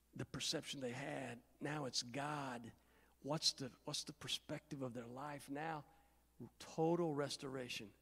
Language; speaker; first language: English; native; English